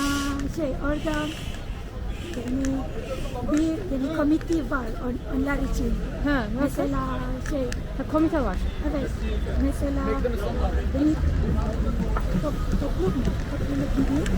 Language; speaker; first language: Turkish; non-native, learner; Malay